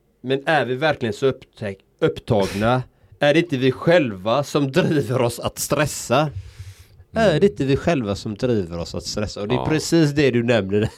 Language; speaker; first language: Swedish; native; Swedish